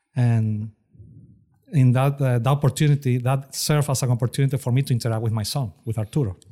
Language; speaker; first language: English; non-native, fluent; Spanish